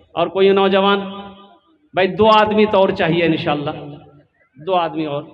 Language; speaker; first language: Hindi; non-native, local second language; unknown